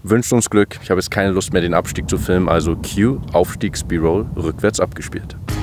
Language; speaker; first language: German; native; German